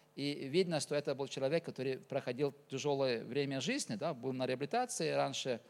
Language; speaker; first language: Russian; non-native, fluent; Norwegian